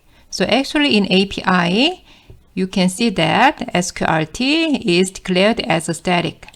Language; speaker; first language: English; non-native, fluent; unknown